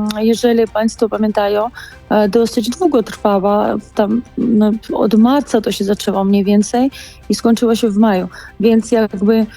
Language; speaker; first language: Polish; non-native, fluent; Georgian